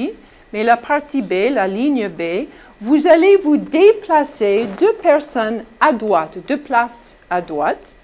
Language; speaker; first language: French; non-native, fluent; English